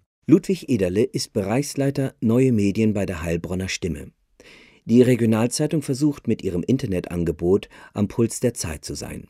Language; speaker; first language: German; native; German